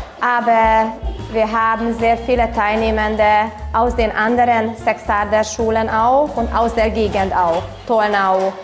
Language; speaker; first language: German; non-native, local second language; Hungarian